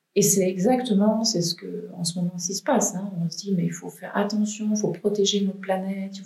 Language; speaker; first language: French; native; French